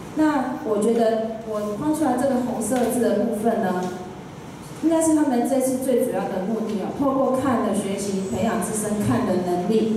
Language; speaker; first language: Chinese; native; Chinese